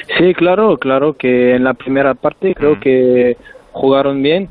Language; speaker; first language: Spanish; non-native, fluent; French